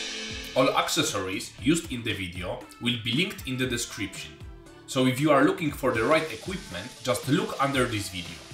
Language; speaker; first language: English; non-native, fluent; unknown